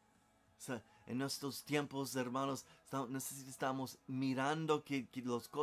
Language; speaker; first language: Spanish; non-native, learner; English